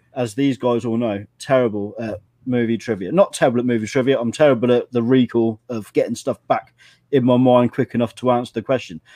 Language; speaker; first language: English; native; English